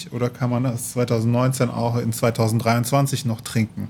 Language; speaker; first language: German; native; German